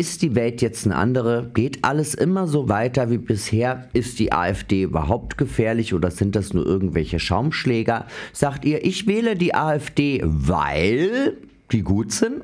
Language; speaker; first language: German; native; German